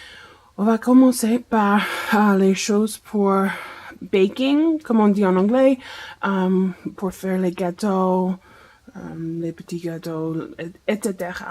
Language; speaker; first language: French; non-native, fluent; English